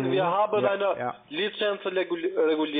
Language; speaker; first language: German; non-native, learner; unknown